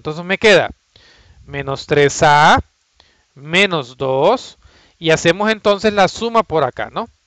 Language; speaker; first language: Spanish; native; Spanish